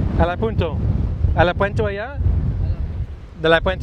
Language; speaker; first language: Spanish; non-native, learner; English